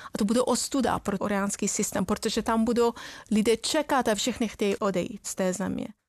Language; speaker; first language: Czech; non-native, fluent; Persian